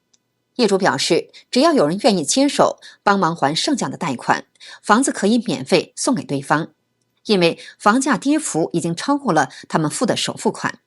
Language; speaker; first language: Chinese; native; Chinese